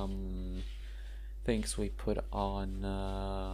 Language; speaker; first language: English; non-native, fluent; Norwegian